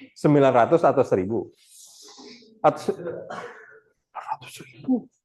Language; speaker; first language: Indonesian; non-native, local second language; Achinese